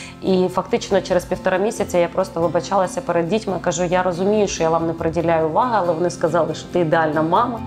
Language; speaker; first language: Ukrainian; native; Ukrainian